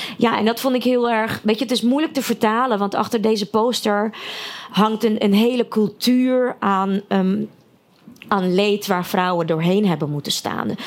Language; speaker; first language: Dutch; early bilingual, other home language; Russian